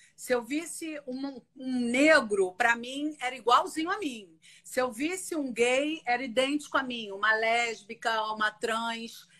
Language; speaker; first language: Portuguese; native; Portuguese